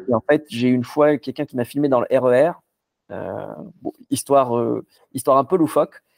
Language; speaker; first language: French; non-native, local second language; Arabic